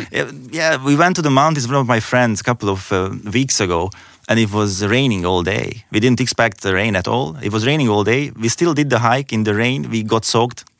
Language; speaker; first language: English; non-native, fluent; Hungarian